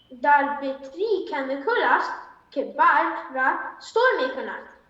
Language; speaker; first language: Persian; early bilingual, heritage; Persian